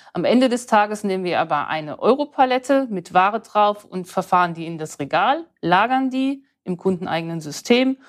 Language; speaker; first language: German; native; German